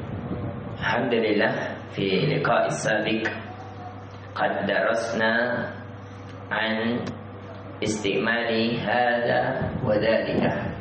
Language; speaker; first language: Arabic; non-native, fluent; Indonesian